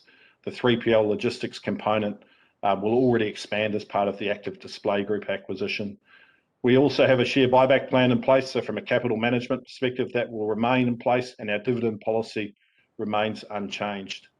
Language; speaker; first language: English; native; English